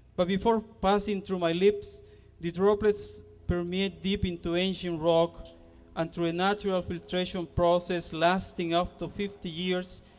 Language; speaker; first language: English; non-native, fluent; Spanish